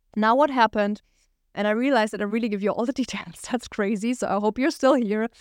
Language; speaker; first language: English; non-native, fluent; German